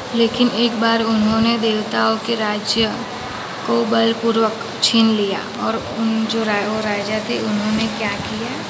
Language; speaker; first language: Hindi; non-native, local second language; Gujarati